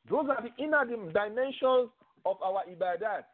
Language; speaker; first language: English; non-native, local second language; Yoruba